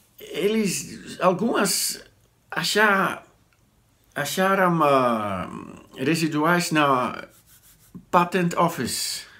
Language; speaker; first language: Portuguese; non-native, learner; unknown